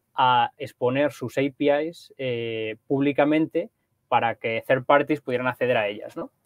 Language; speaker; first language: Spanish; native; Spanish